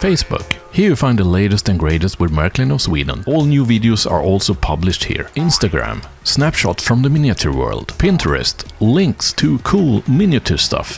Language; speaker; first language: English; non-native, fluent; Swedish